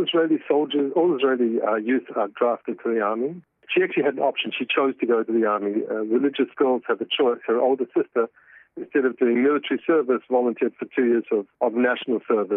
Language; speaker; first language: English; native; English